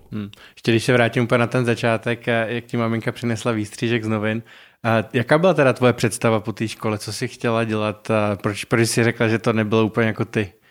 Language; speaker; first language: Czech; native; Czech